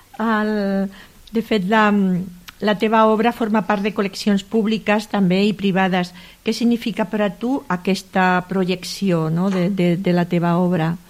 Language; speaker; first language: Catalan; native; Catalan